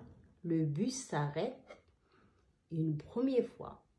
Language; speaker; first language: French; non-native, learner; Somali